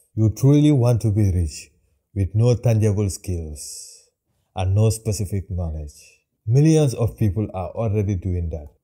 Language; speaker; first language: English; non-native, local second language; Wolof